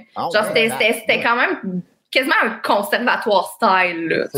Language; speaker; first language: French; native; French